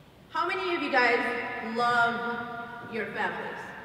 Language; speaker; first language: English; early bilingual, other home language; Spanish